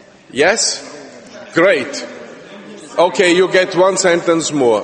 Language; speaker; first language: English; non-native, fluent; German